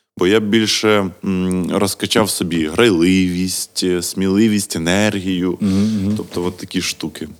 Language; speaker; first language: Ukrainian; non-native, local second language; Russian